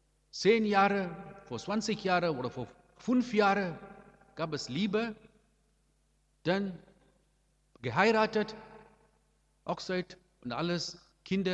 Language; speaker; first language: German; non-native, learner; Amharic